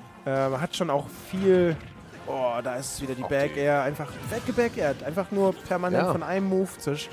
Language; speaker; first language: German; native; German